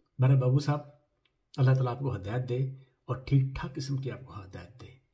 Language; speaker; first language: Urdu; non-native, local second language; Punjabi